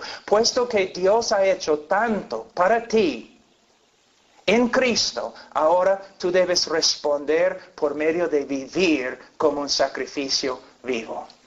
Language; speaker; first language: Spanish; non-native, fluent; English